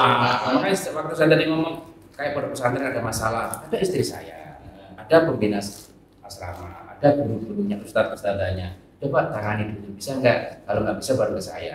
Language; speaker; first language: Indonesian; native; Indonesian